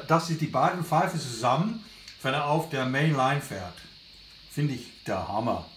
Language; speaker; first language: German; non-native, learner; English